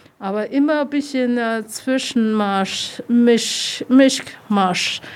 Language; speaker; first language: German; non-native, learner; Chinese